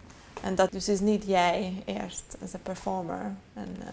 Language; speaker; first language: Dutch; non-native, fluent; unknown